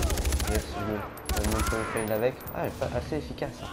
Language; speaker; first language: French; native; French